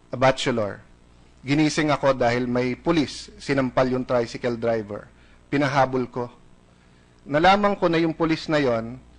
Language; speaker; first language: Filipino; native; Filipino